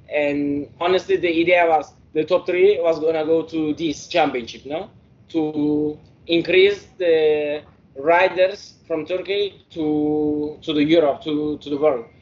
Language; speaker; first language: Norwegian; early bilingual, heritage; Norwegian